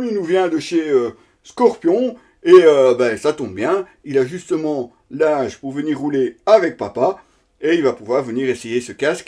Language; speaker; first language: French; native; French